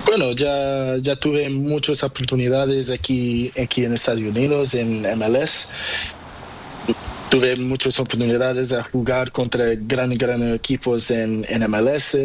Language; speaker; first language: Spanish; non-native, learner; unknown